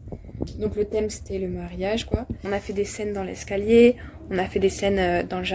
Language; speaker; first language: French; native; French